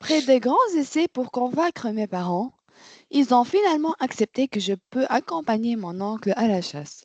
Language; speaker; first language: French; non-native, learner; Arabic